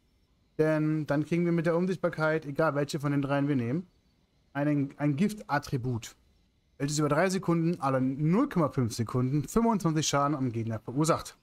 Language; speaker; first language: German; native; German